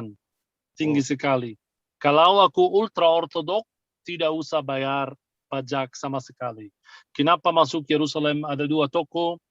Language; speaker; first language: Indonesian; non-native, fluent; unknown